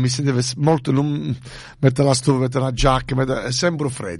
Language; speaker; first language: Italian; early bilingual, heritage; Italian